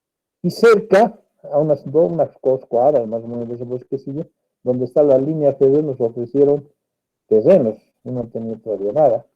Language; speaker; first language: Spanish; native; Spanish